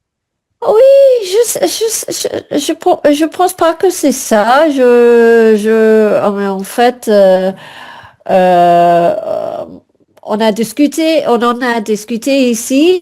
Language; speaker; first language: French; non-native, fluent; English